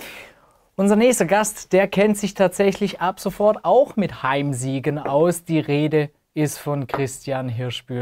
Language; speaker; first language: German; native; German